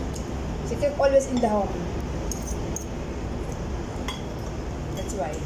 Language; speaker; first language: English; non-native, local second language; Filipino